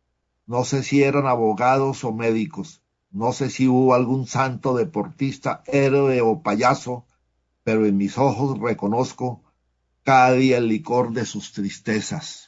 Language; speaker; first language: Spanish; native; Spanish